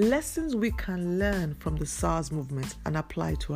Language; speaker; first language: English; non-native, local second language; Yoruba